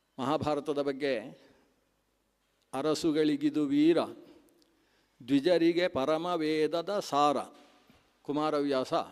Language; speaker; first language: Kannada; non-native, local second language; Tulu